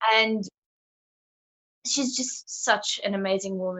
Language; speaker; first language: English; native; English